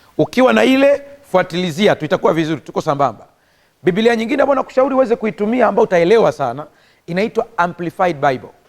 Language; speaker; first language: Swahili; native; Swahili